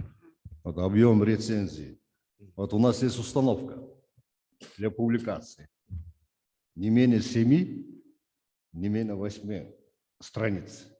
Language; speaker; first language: Russian; non-native, local second language; Kyrgyz